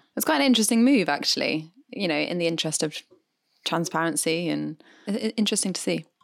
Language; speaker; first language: English; native; English